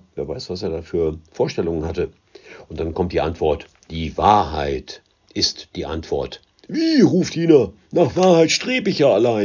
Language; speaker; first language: German; native; German